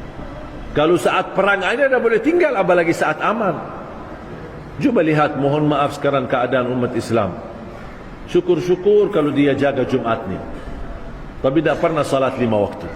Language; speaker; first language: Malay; non-native, fluent; Arabic